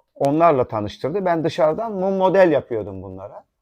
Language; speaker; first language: Turkish; native; Turkish